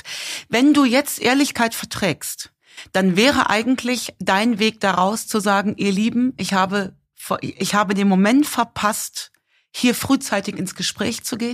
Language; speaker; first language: German; native; German